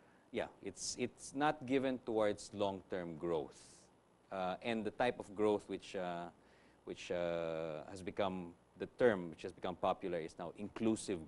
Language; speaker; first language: English; non-native, local second language; Filipino